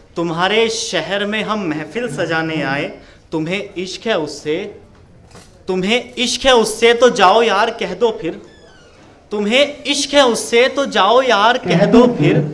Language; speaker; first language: Hindi; native; Hindi